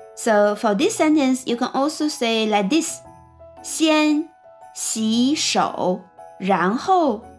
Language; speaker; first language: English; non-native, fluent; Chinese